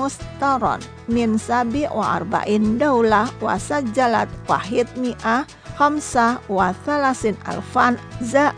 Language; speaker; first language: Arabic; non-native, fluent; Indonesian